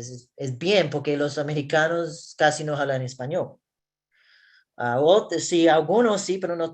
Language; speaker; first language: Spanish; non-native, learner; English